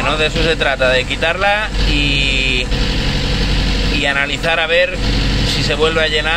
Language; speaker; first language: Spanish; native; Spanish